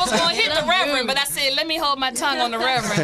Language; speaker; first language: English; native; English